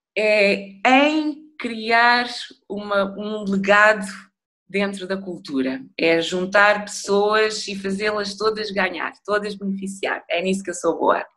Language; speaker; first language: Portuguese; early bilingual, other home language; Upper Guinea Crioulo